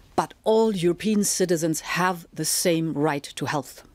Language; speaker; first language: English; non-native, fluent; German